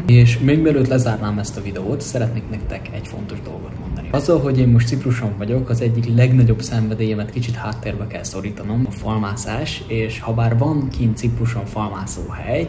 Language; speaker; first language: Hungarian; native; Hungarian